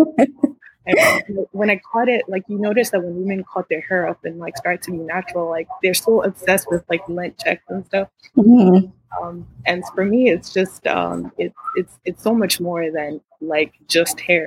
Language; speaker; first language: English; non-native, local second language; Yoruba